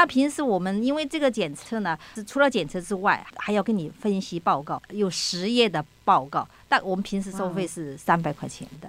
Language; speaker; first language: Chinese; native; Chinese